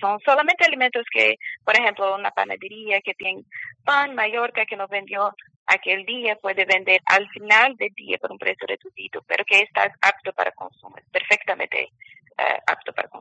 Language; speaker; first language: Spanish; non-native, learner; Portuguese